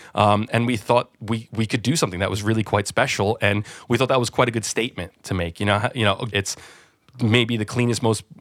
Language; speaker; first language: English; native; English